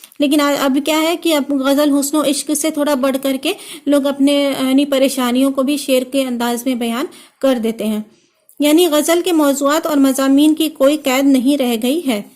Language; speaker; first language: Urdu; native; Urdu